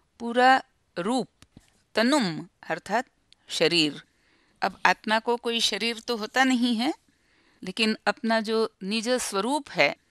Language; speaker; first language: Hindi; non-native, local second language; Marathi